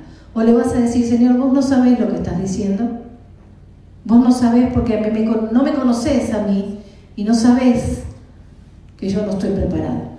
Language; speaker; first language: Spanish; native; Spanish